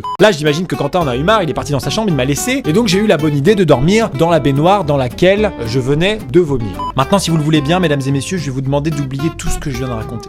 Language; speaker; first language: French; native; French